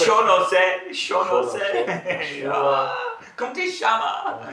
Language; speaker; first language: Spanish; non-native, learner; English